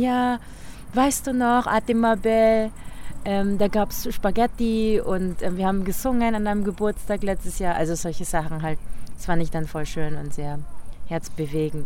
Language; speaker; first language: German; early bilingual, other home language; Filipino